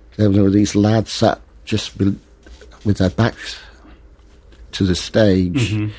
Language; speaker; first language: English; native; English